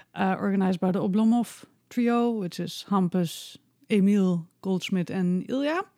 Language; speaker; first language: English; non-native, fluent; Dutch